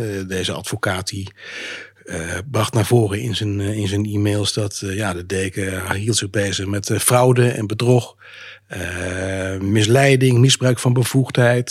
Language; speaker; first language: Dutch; native; Dutch